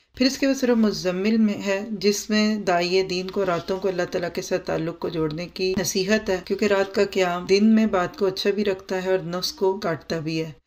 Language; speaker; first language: Urdu; native; Urdu